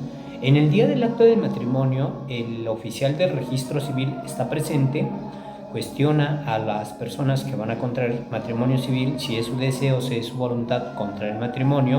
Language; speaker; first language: Spanish; native; Spanish